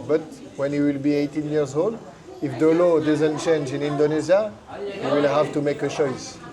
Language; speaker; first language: English; non-native, fluent; French